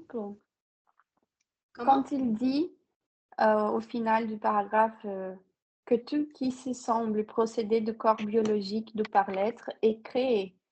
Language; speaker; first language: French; non-native, fluent; Portuguese